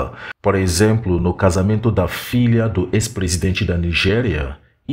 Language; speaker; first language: Portuguese; non-native, fluent; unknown